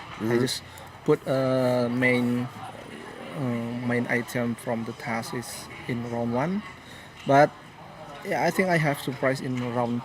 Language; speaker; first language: English; non-native, learner; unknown